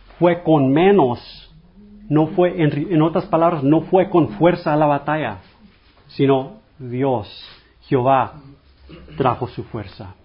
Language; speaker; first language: Spanish; non-native, fluent; English